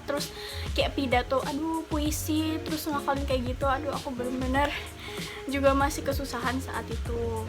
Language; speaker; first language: Indonesian; native; Indonesian